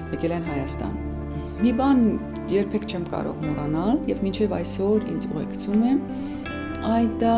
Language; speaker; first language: Armenian; native; Armenian